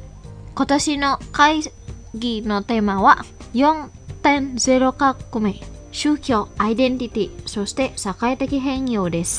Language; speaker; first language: Japanese; non-native, fluent; Indonesian